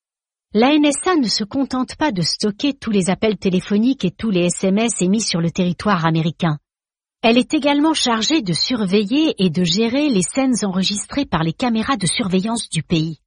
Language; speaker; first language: French; native; French